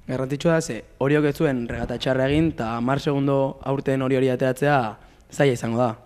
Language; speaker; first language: Basque; native; Basque